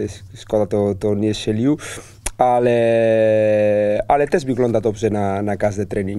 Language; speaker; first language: Polish; non-native, learner; Spanish